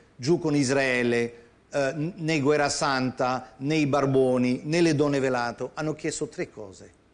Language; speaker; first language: Italian; non-native, fluent; Arabic